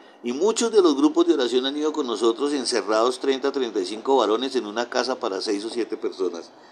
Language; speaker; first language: Spanish; native; Spanish